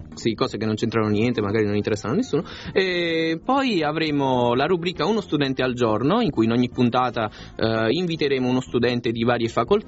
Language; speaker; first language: Italian; native; Italian